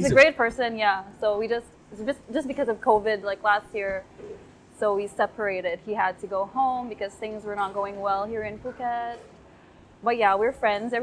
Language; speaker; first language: English; non-native, local second language; Cebuano